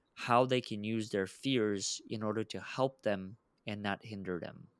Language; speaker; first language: English; early bilingual, other home language; Russian